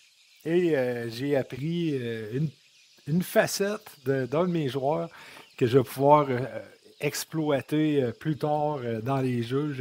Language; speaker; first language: French; native; French